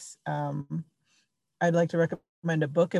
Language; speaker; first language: English; early bilingual, other home language; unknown